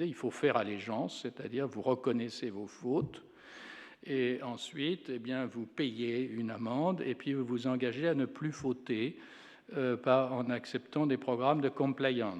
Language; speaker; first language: French; native; French